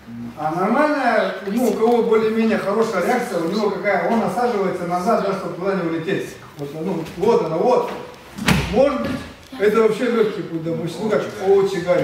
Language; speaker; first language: Russian; non-native, fluent; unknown